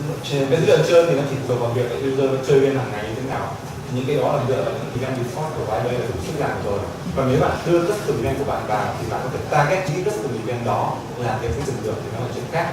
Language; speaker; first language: Vietnamese; native; Vietnamese